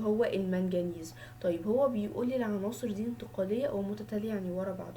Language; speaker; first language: Arabic; native; Arabic